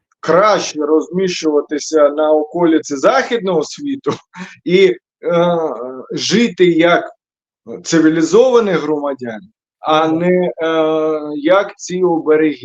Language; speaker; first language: Ukrainian; non-native, local second language; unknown